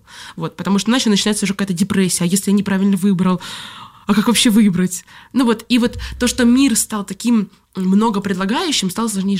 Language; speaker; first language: Russian; native; Russian